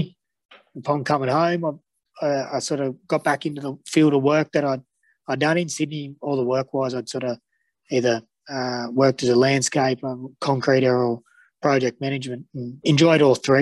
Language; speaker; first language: English; native; English